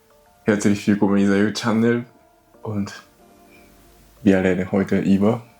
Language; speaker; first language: German; non-native, learner; Japanese